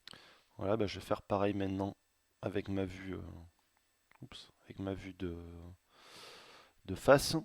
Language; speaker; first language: French; native; French